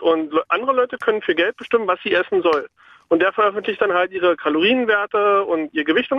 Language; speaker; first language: German; native; German